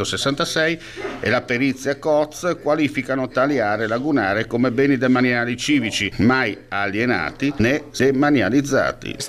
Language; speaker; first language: Italian; native; Italian